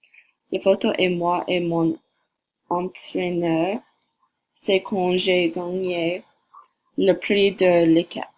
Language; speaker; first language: French; non-native, learner; English